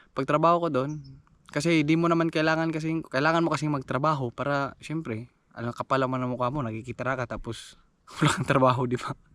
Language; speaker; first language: Filipino; native; Filipino